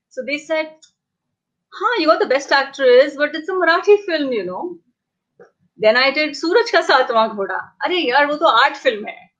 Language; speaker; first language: English; non-native, local second language; Hindi